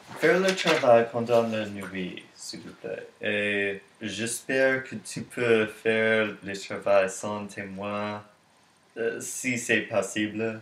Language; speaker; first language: French; non-native, learner; English